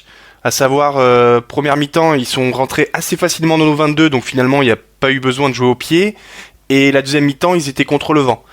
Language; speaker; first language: French; native; French